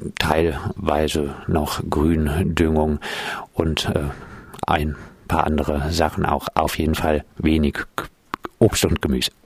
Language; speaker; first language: German; native; German